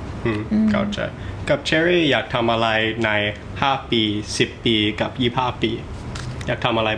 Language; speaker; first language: Thai; early bilingual, heritage; Thai